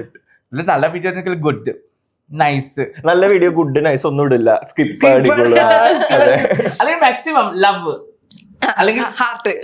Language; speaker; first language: Malayalam; non-native, fluent; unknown